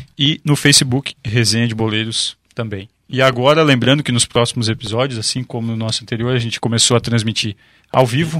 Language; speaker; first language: Portuguese; native; Portuguese